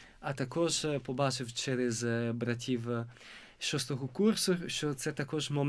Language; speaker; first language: Ukrainian; non-native, fluent; Italian